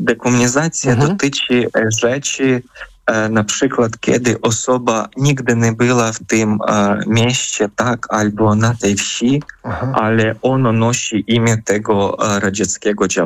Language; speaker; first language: Polish; non-native, fluent; Ukrainian